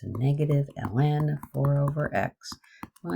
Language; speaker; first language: English; native; English